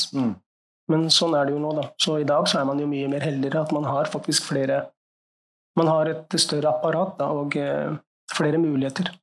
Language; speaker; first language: Norwegian; early bilingual, other home language; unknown